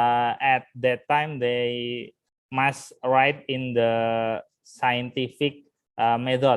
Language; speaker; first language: English; non-native, fluent; Indonesian